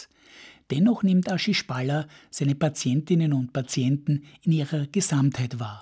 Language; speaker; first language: German; native; German